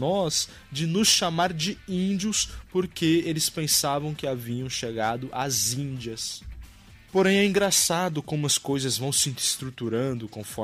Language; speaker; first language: Portuguese; native; Portuguese